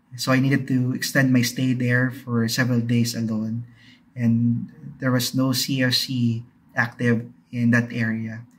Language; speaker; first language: English; non-native, local second language; Bikol